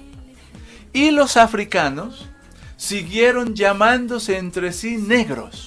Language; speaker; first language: Spanish; native; Spanish